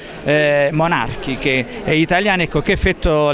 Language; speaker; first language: Italian; native; Italian